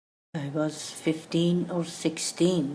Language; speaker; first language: English; non-native, learner; Persian